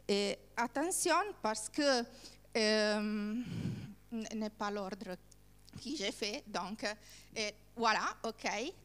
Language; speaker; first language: French; non-native, learner; Italian